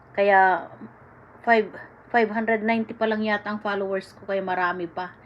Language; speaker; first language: Filipino; non-native, local second language; Iloko